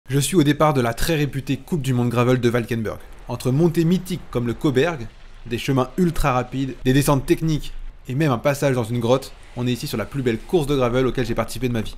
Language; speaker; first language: French; native; French